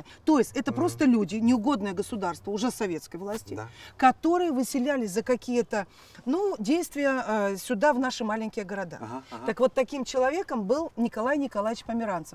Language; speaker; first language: Russian; native; Russian